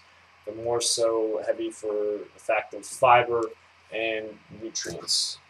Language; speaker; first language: English; native; English